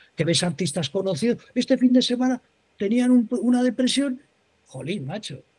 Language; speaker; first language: Spanish; native; Spanish